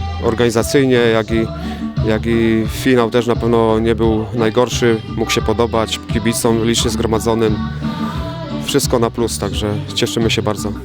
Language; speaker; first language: Polish; native; Polish